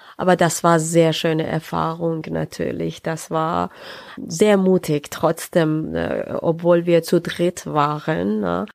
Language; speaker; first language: German; non-native, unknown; Persian